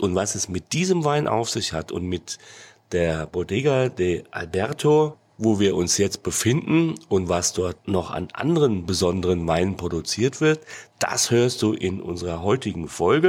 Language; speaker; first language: German; native; German